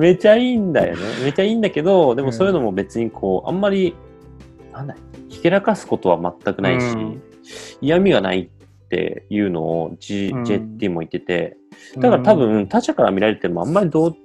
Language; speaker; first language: Japanese; native; Japanese